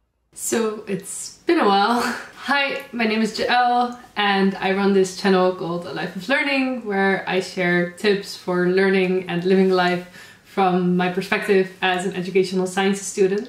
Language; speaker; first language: English; non-native, fluent; Dutch